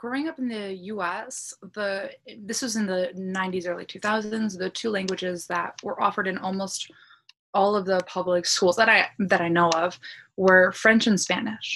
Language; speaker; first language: English; early bilingual, other home language; Polish